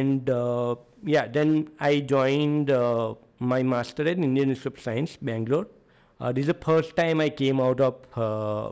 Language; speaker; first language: English; non-native, local second language; Gujarati